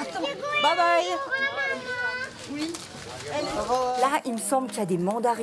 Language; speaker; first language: French; native; French